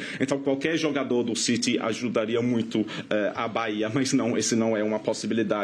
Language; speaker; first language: Portuguese; non-native, fluent; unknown